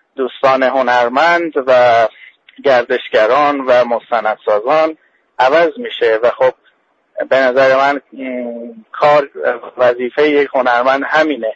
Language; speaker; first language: Persian; non-native, local second language; Baluchi